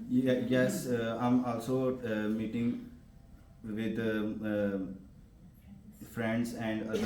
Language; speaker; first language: English; non-native, learner; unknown